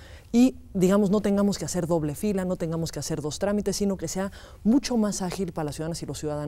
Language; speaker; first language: Spanish; native; Spanish